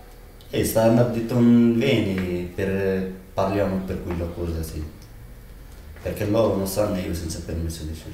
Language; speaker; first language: Italian; non-native, learner; Arabic